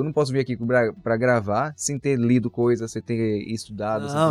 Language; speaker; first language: Portuguese; native; Portuguese